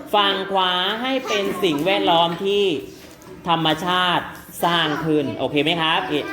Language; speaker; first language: Thai; non-native, local second language; Northern Khmer